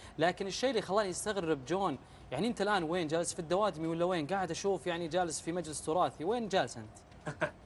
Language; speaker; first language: Arabic; native; Arabic